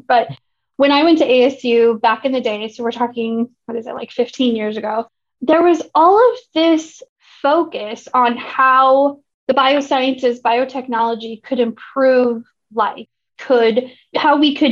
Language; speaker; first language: English; native; English